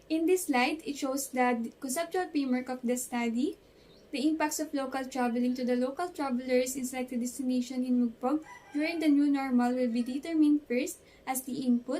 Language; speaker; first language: English; non-native, local second language; Filipino